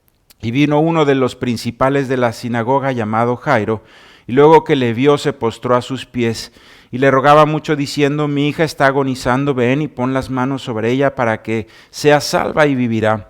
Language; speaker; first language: Spanish; native; Spanish